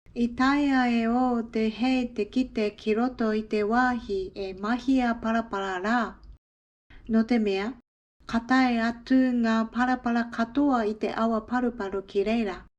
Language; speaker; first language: Māori; non-native, fluent; Japanese